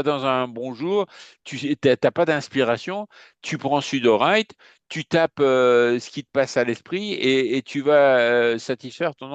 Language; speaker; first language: French; native; French